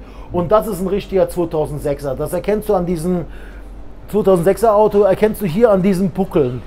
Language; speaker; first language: German; native; German